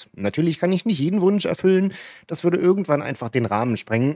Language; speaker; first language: German; native; German